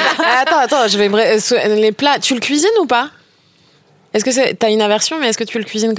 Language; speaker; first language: French; native; French